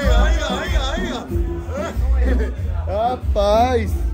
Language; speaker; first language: Portuguese; native; Portuguese